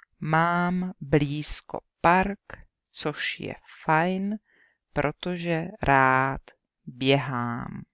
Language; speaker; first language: Czech; native; Czech